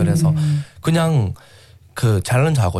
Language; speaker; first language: Korean; non-native, learner; English